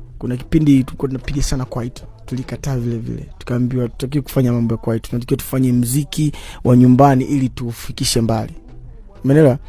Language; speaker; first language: Swahili; native; Swahili